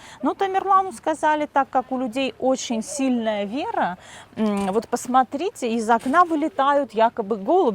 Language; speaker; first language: Russian; native; Russian